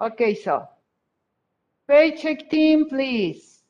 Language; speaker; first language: English; non-native, fluent; Spanish